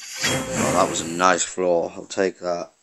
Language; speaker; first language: English; native; English